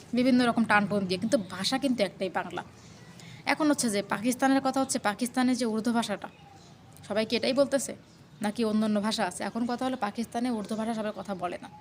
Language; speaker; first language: Bangla; native; Bangla